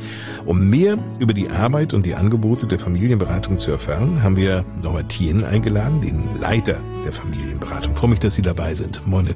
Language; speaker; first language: German; native; German